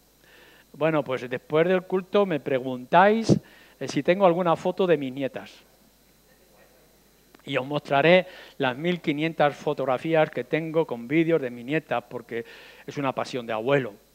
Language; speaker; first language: Spanish; native; Spanish